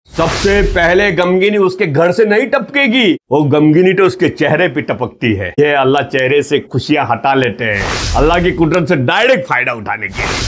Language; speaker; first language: Hindi; non-native, local second language; Gujarati